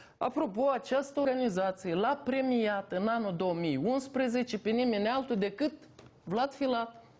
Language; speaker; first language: Romanian; native; Romanian